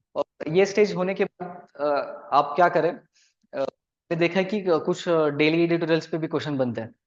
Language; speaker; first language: Hindi; non-native, local second language; Marathi